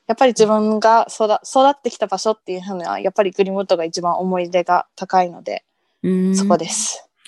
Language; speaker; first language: Japanese; early bilingual, heritage; Japanese